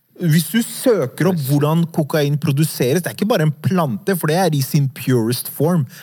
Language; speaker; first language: Norwegian; early bilingual, other home language; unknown